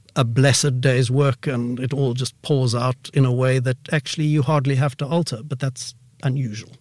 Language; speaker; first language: English; native; English